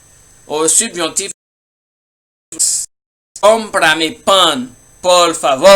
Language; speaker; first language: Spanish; non-native, learner; Haitian Creole